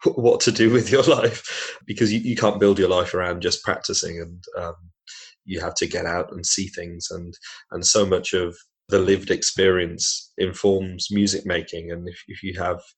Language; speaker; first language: English; native; English